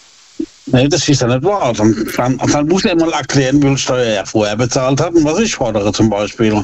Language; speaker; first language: German; native; German